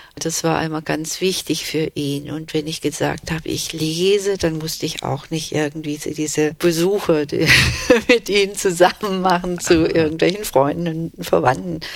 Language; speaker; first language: German; early bilingual, other home language; Turkish